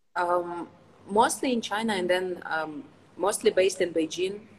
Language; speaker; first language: English; non-native, fluent; Ukrainian